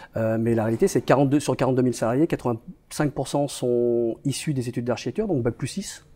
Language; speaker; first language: French; native; French